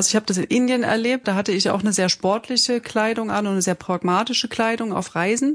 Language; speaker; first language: German; native; German